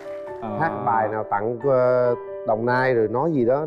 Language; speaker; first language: Vietnamese; native; Vietnamese